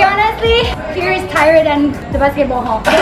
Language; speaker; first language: English; non-native, learner; Thai